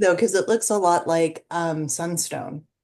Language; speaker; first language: English; native; English